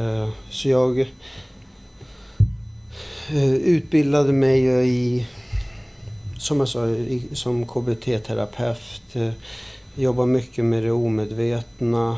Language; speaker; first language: Swedish; early bilingual, other home language; Arabic